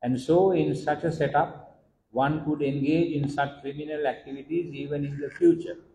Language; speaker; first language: English; non-native, local second language; Sinhala